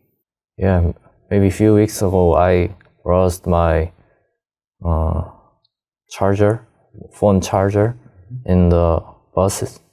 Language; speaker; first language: English; non-native, learner; Korean